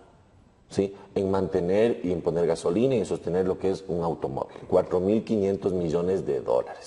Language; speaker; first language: Spanish; native; Spanish